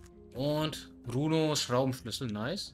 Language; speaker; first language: German; native; German